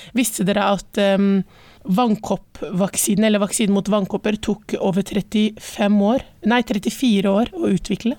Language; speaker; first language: Norwegian; early bilingual, other home language; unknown